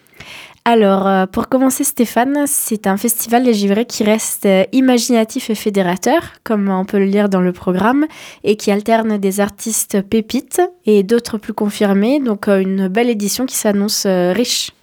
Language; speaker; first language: French; native; French